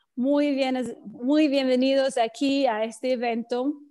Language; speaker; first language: Spanish; non-native, fluent; English